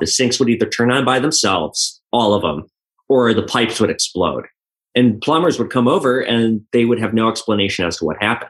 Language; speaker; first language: English; native; English